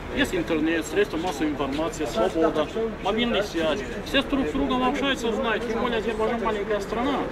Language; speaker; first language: Russian; non-native, local second language; Azerbaijani